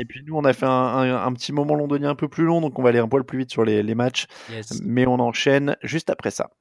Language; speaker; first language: French; native; French